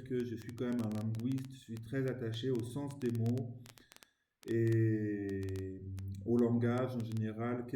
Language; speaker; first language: French; native; French